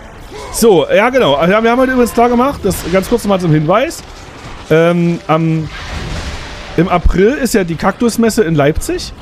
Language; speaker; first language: German; native; German